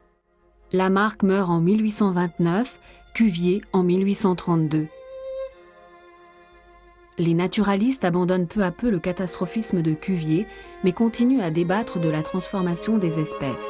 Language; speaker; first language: French; native; French